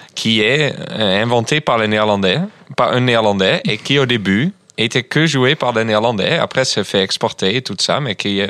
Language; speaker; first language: French; non-native, fluent; Dutch